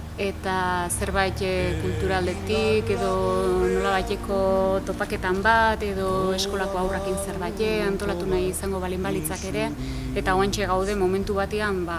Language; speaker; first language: Basque; native; Basque